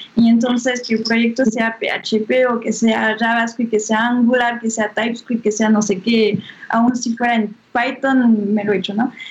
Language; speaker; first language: Spanish; non-native, fluent; French